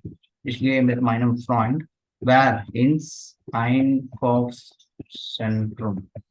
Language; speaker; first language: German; non-native, fluent; Tamil